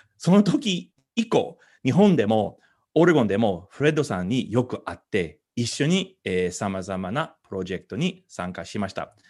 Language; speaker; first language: Japanese; non-native, fluent; English